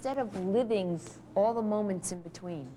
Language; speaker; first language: English; native; English